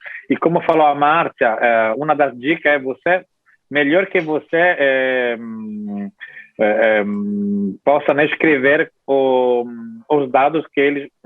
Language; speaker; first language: Portuguese; non-native, fluent; Italian